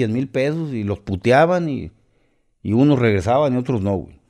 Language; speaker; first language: Spanish; native; Spanish